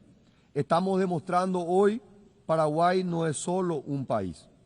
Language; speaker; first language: Spanish; native; Spanish